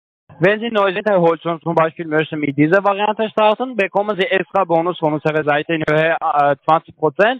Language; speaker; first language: German; non-native, learner; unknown